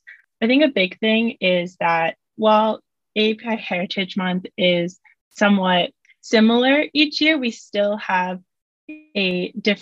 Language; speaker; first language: English; native; English